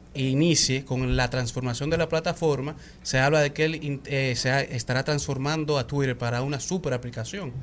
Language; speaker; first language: Spanish; native; Spanish